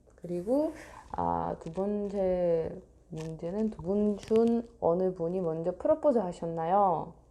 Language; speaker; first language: Korean; non-native, fluent; Russian